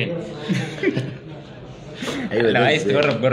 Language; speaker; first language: Arabic; native; Arabic